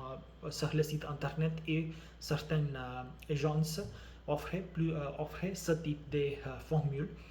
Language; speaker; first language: French; non-native, learner; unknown